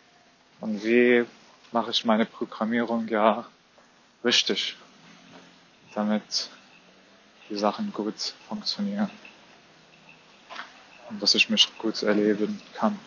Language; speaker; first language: German; non-native, fluent; Arabic